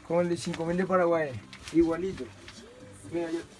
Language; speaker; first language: Spanish; native; Spanish